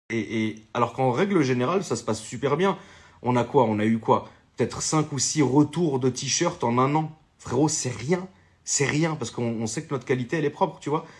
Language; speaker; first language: French; native; French